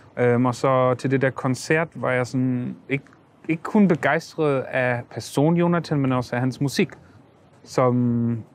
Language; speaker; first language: Danish; early bilingual, other home language; German